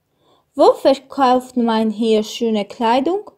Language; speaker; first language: German; non-native, fluent; Armenian